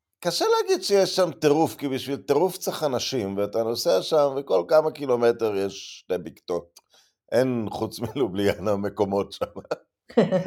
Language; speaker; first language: Hebrew; native; Hebrew